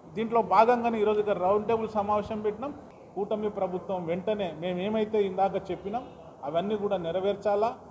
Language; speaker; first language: Telugu; non-native, local second language; Lambadi